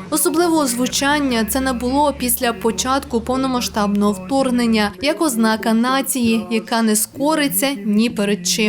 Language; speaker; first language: Ukrainian; native; Ukrainian